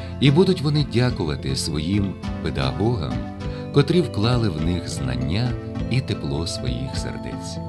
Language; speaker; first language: Ukrainian; native; Ukrainian